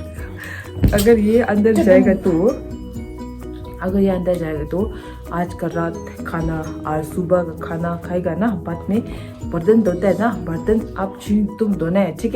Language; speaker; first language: Hindi; non-native, local second language; Tibetan